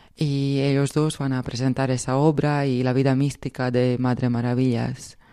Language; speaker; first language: Spanish; non-native, fluent; Croatian